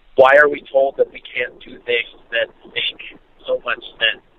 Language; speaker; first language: English; native; English